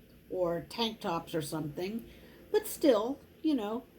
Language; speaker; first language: English; native; English